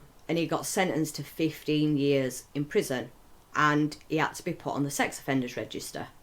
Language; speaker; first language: English; native; English